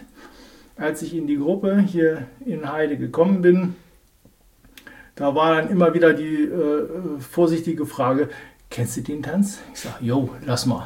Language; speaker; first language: German; native; German